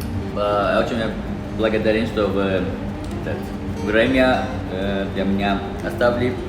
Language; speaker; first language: Russian; non-native, learner; Azerbaijani